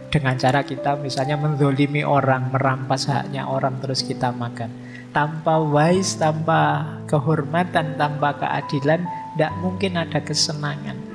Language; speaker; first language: Indonesian; native; Indonesian